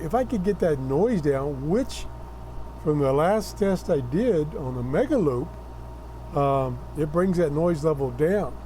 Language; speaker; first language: English; native; English